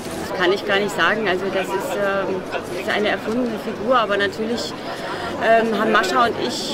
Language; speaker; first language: German; early bilingual, other home language; Russian